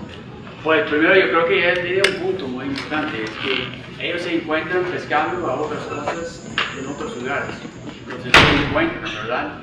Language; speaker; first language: Spanish; non-native, fluent; English